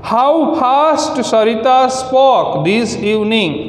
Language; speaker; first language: English; non-native, local second language; Gujarati